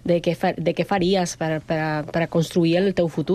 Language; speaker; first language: Catalan; non-native, fluent; Spanish